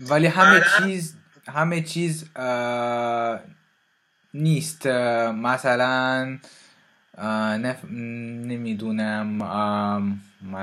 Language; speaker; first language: Persian; non-native, learner; French